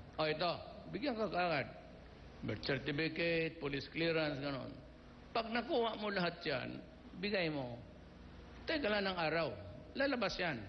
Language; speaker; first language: Filipino; non-native, local second language; Cebuano